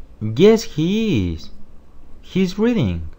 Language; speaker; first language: English; non-native, fluent; Spanish